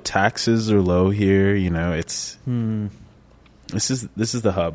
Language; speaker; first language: English; native; English